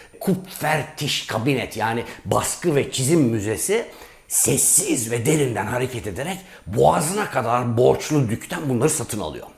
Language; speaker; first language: Turkish; native; Turkish